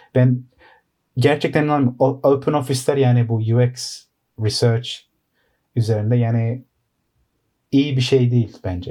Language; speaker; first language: Turkish; early bilingual, heritage; Turkish